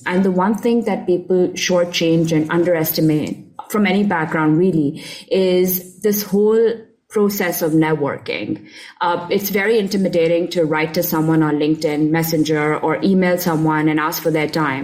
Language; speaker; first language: English; non-native, local second language; Urdu